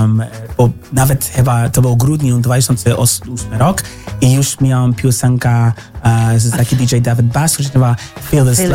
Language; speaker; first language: Polish; non-native, learner; English